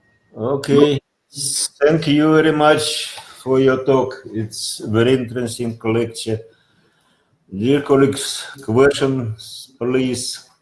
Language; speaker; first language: English; non-native, learner; Russian